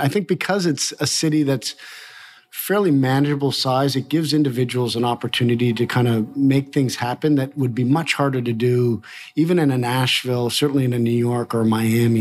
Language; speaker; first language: English; native; English